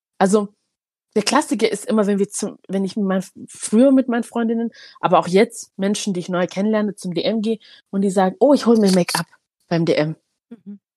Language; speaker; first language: German; early bilingual, other home language; Tigrinya